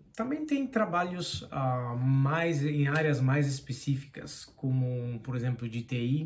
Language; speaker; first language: Portuguese; non-native, fluent; Spanish